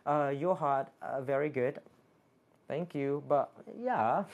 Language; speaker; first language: English; non-native, fluent; Thai